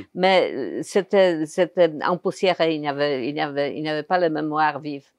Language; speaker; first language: French; non-native, fluent; Polish